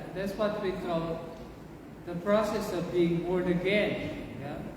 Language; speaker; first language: English; non-native, local second language; Filipino